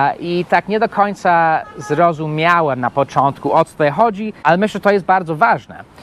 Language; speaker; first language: Polish; non-native, fluent; English